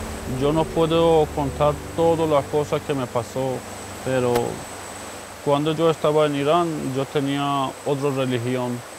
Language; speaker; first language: Spanish; non-native, learner; Haitian Creole